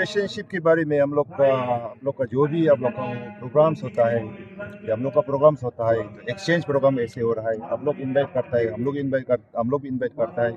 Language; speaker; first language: Hindi; non-native, learner; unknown